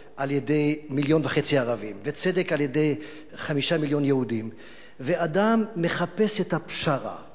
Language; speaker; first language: Hebrew; non-native, fluent; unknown